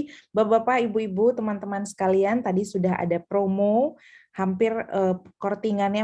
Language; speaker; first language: Indonesian; native; Indonesian